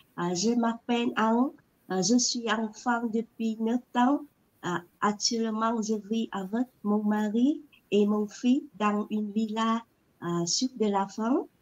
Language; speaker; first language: French; non-native, learner; Vietnamese